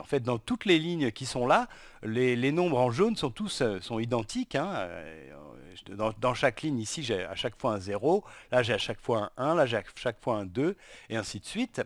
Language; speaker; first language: French; native; French